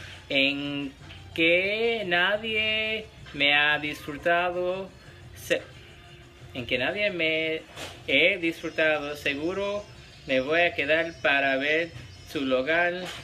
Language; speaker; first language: Spanish; early bilingual, other home language; English